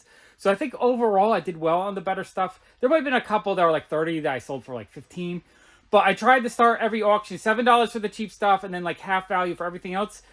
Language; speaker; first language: English; native; English